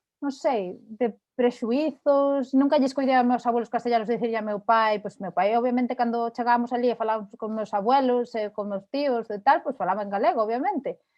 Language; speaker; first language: Galician; non-native, local second language; Spanish